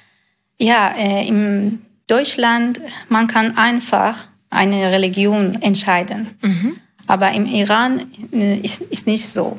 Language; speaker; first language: German; non-native, learner; Persian